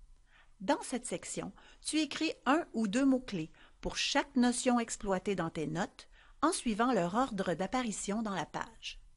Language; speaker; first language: French; native; French